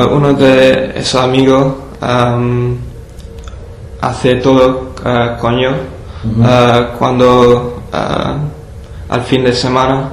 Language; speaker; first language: Spanish; non-native, learner; English